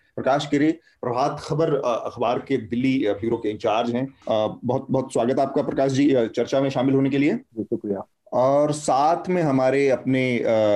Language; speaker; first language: Hindi; native; Hindi